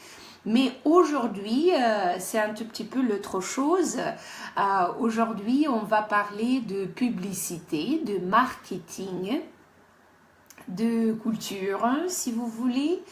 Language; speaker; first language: French; non-native, fluent; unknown